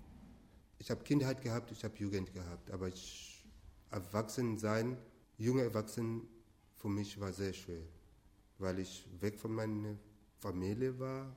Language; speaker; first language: German; non-native, fluent; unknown